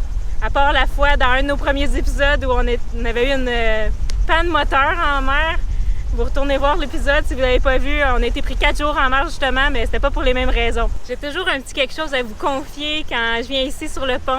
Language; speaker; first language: French; native; French